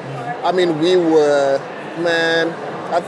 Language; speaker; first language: English; non-native, local second language; Xhosa